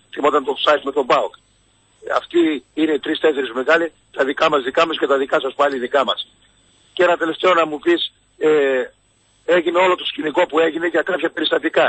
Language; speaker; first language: Greek; native; Greek